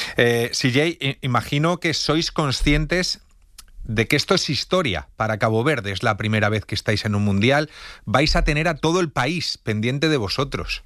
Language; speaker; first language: Spanish; native; Spanish